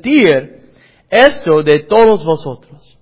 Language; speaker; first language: Spanish; non-native, learner; English